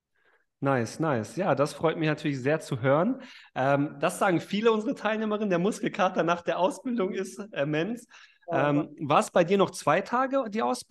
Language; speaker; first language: German; native; German